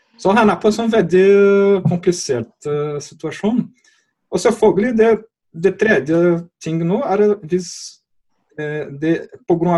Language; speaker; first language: Norwegian; non-native, fluent; Portuguese